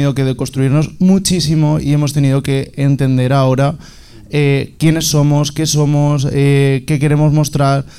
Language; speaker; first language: Spanish; native; Spanish